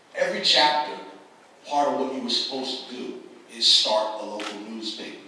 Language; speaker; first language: English; native; English